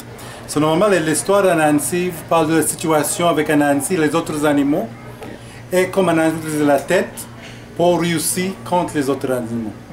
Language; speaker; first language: French; non-native, fluent; English